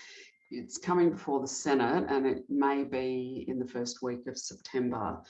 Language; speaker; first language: English; native; English